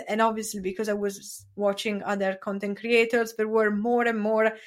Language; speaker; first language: English; non-native, fluent; Italian